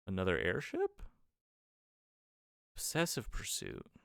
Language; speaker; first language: English; native; English